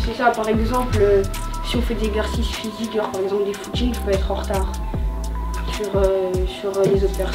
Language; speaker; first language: French; native; French